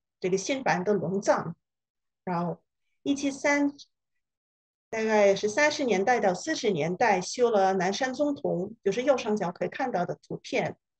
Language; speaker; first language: Chinese; non-native, fluent; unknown